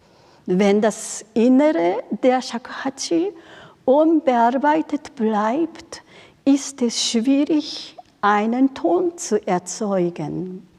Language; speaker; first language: German; non-native, fluent; Japanese